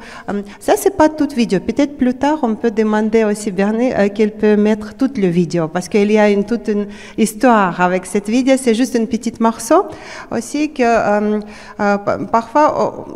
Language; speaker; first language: French; non-native, fluent; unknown